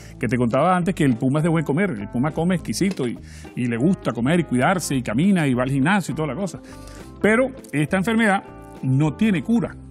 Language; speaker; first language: Spanish; native; Spanish